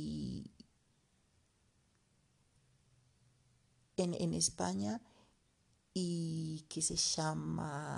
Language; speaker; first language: Spanish; non-native, learner; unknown